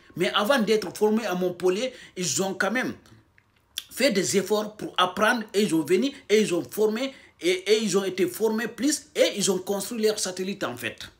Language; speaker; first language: French; non-native, local second language; Fula